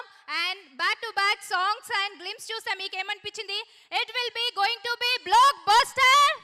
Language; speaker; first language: Telugu; native; Telugu